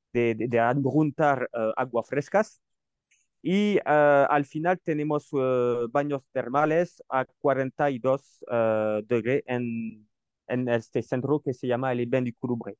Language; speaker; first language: Spanish; non-native, learner; French